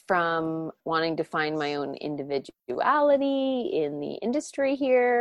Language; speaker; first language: English; native; English